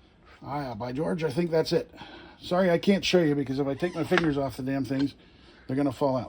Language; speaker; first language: English; native; English